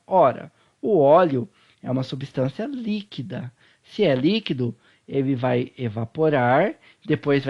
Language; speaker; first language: Portuguese; native; Portuguese